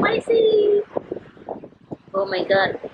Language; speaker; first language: English; non-native, learner; Khmer